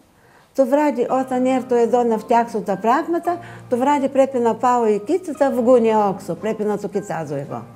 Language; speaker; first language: Greek; non-native, learner; Bulgarian